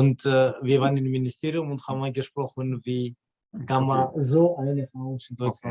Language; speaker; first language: German; non-native, fluent; Greek